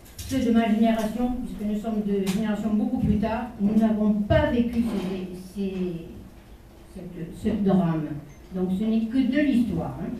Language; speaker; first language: French; non-native, local second language; Spanish